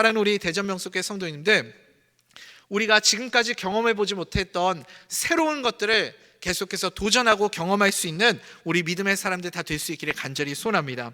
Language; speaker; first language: Korean; native; Korean